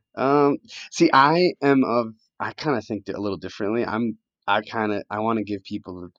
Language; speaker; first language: English; early bilingual, other home language; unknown